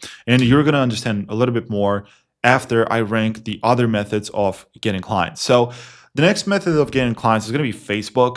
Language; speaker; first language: English; non-native, fluent; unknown